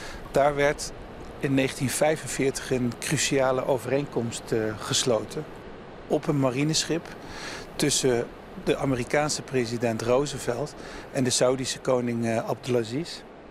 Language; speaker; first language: Dutch; native; Dutch